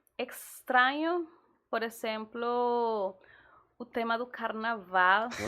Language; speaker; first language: Portuguese; non-native, fluent; Spanish